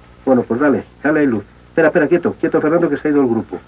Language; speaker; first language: Spanish; native; Spanish